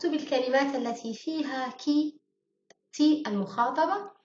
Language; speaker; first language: Arabic; early bilingual, heritage; Arabic